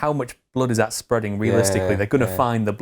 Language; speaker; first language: English; native; English